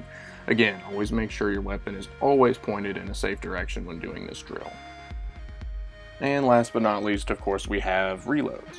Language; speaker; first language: English; native; English